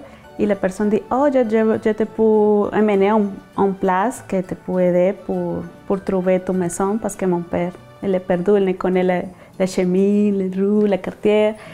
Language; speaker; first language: French; non-native, learner; Spanish